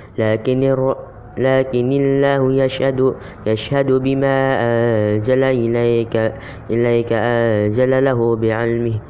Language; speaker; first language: Arabic; non-native, learner; Indonesian